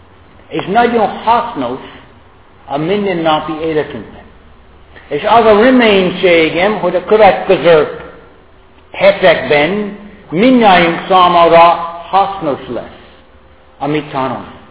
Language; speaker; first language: Hungarian; non-native, fluent; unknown